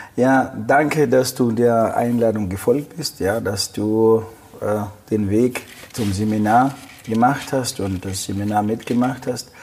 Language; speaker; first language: German; non-native, fluent; Russian